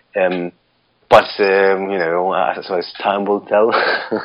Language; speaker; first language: English; non-native, fluent; Russian